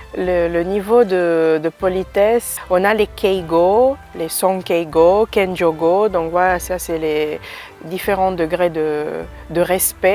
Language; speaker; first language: French; early bilingual, other home language; Romanian